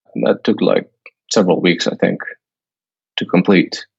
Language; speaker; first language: English; non-native, fluent; Icelandic